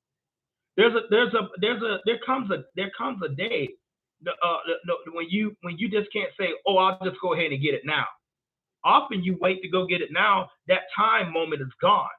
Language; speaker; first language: English; native; English